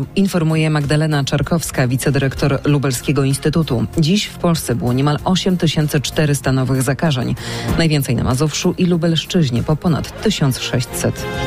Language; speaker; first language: Polish; native; Polish